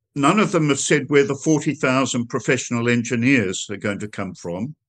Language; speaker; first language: English; native; English